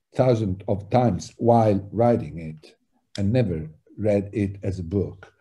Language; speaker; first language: English; non-native, fluent; Italian